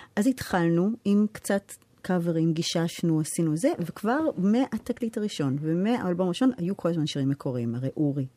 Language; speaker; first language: Hebrew; early bilingual, heritage; Hebrew